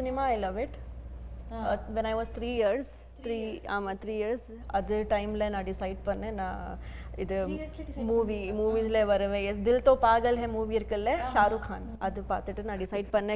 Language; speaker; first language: Tamil; non-native, learner; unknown